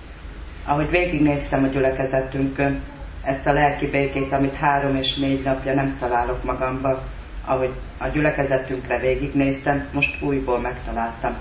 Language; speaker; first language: Hungarian; native; Hungarian